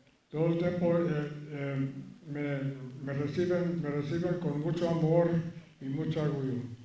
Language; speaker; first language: Spanish; early bilingual, heritage; Spanish